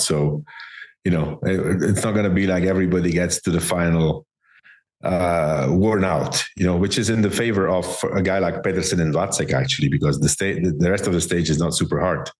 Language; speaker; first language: English; non-native, fluent; Dutch